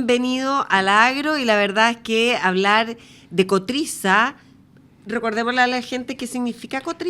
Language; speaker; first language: Spanish; native; Spanish